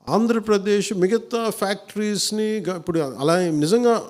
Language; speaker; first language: Telugu; native; Telugu